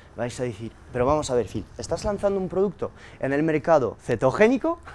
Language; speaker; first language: Spanish; early bilingual, heritage; French